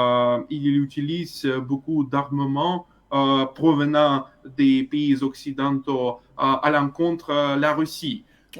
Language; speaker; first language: French; non-native, fluent; Russian